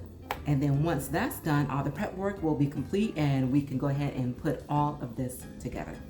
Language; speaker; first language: English; native; English